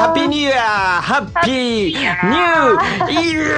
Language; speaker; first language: English; non-native, learner; Japanese